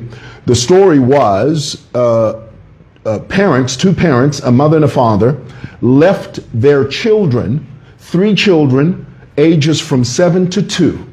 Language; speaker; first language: English; non-native, local second language; Bemba